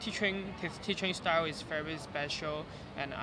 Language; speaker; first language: English; non-native, learner; Cantonese